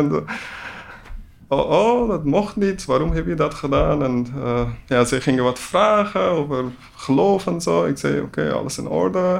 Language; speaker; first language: Dutch; non-native, learner; Persian